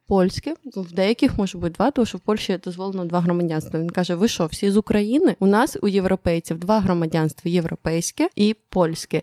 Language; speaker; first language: Ukrainian; native; Ukrainian